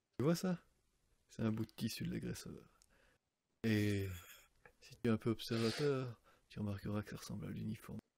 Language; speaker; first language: French; native; French